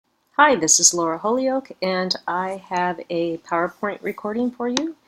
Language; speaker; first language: English; native; English